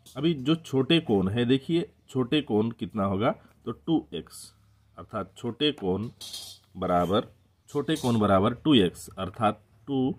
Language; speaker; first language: Hindi; non-native, local second language; Marathi